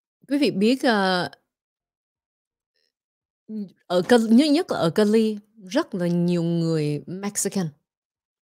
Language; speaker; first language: Vietnamese; early bilingual, heritage; Vietnamese